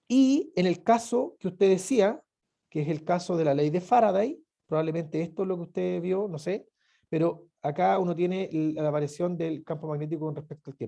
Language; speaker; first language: Spanish; native; Spanish